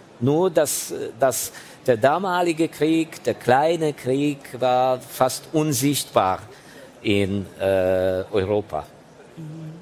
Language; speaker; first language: German; non-native, fluent; Ukrainian